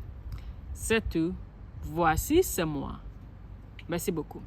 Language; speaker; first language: French; non-native, learner; Akan